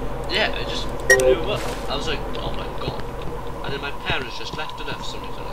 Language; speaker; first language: English; native; English